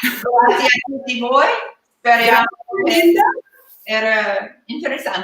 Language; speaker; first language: Italian; non-native, learner; English